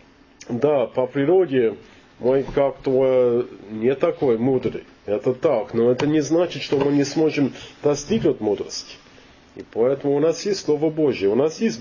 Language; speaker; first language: Russian; non-native, learner; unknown